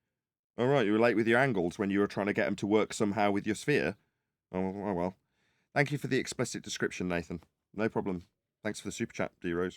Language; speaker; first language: English; native; English